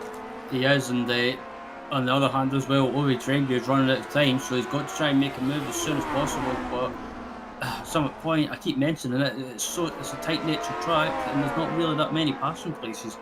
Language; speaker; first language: English; native; English